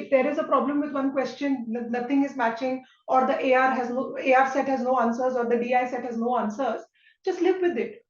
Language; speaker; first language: English; non-native, local second language; Hindi